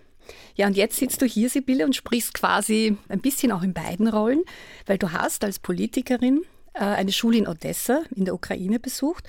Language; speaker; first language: German; native; German